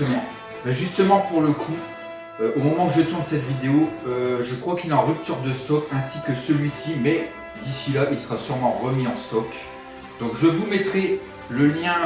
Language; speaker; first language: French; native; French